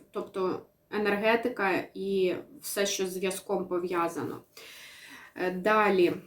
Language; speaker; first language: Ukrainian; non-native, local second language; Russian